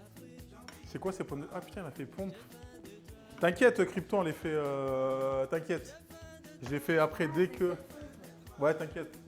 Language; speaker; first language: French; native; French